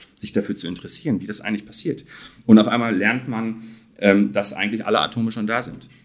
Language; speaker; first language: German; native; German